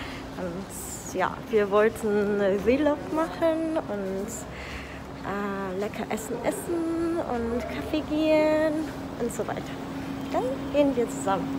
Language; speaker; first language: German; non-native, learner; Korean